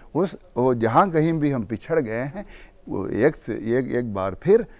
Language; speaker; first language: Hindi; non-native, local second language; Malayalam